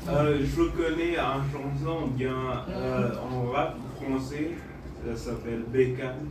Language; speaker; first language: French; non-native, fluent; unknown